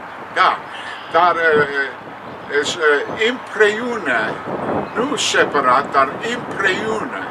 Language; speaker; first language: Romanian; non-native, learner; English